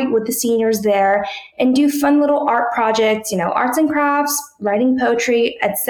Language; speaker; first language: English; early bilingual, other home language; Korean